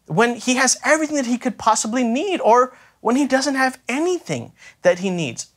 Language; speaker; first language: English; native; English